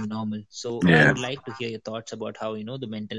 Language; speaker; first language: English; non-native, local second language; Malayalam